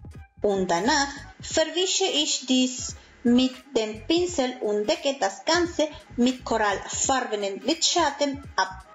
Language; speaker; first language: German; non-native, fluent; Spanish